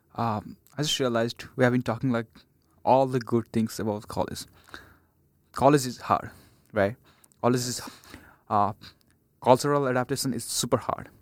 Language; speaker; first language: English; non-native, local second language; Nepali